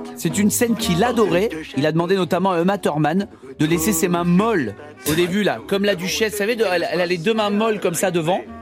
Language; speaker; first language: French; native; French